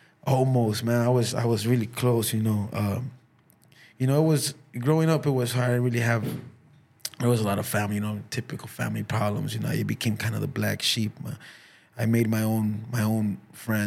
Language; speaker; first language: English; early bilingual, other home language; Spanish